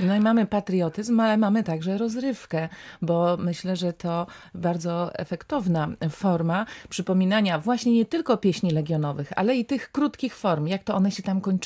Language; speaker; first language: Polish; native; Polish